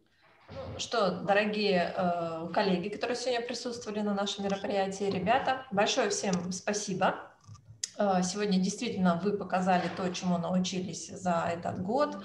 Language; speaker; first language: Russian; native; Russian